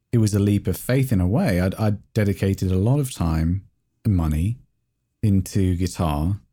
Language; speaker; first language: English; native; English